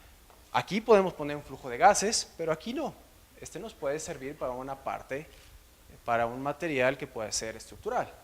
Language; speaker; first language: Spanish; native; Spanish